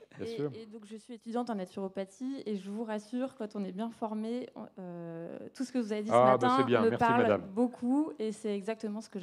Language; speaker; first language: French; native; French